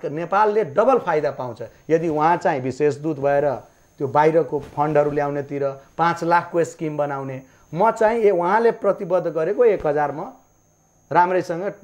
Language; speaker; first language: Nepali; non-native, local second language; Maithili